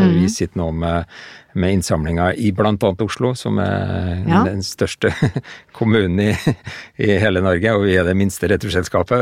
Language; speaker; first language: Norwegian; native; Norwegian